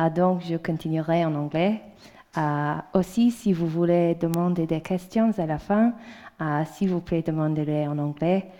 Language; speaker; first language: French; non-native, learner; English